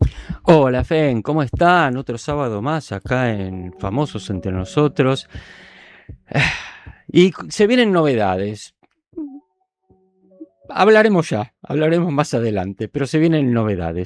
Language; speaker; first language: Spanish; native; Spanish